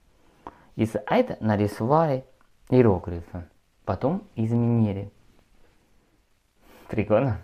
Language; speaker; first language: Russian; non-native, learner; Chinese